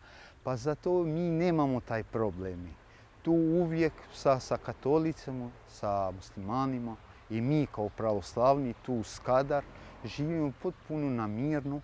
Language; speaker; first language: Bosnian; early bilingual, heritage; Serbian